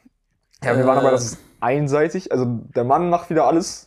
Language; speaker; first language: German; native; German